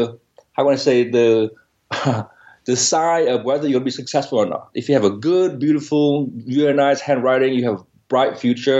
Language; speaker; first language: English; non-native, fluent; Vietnamese